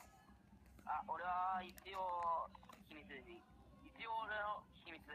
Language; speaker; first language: Japanese; native; Japanese